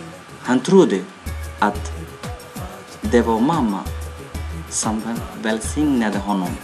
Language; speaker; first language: Swedish; non-native, learner; Somali